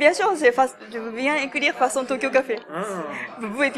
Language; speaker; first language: French; non-native, fluent; Japanese